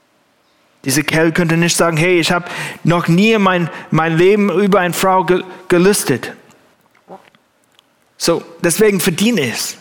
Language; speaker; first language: German; non-native, fluent; English